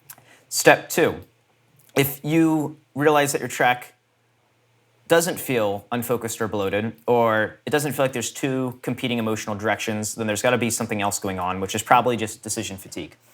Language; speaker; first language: English; native; English